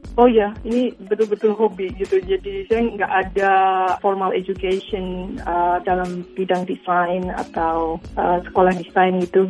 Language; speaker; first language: Indonesian; native; Indonesian